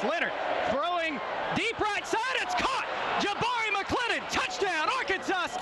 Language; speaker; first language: English; native; English